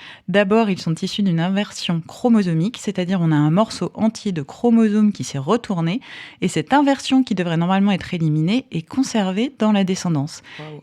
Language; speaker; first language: French; native; French